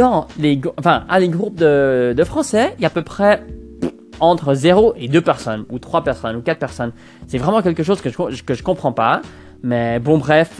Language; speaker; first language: French; non-native, fluent; English